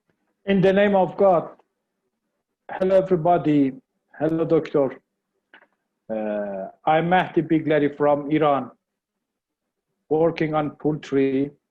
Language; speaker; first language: English; non-native, learner; Persian